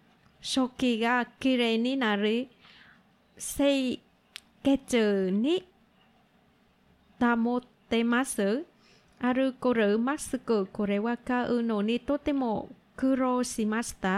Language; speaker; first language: Japanese; non-native, learner; Vietnamese